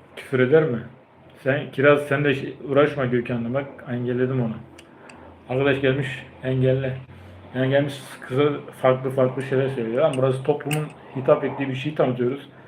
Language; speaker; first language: Turkish; early bilingual, heritage; Turkish